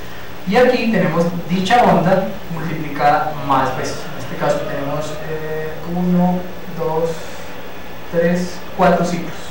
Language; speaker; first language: Spanish; native; Spanish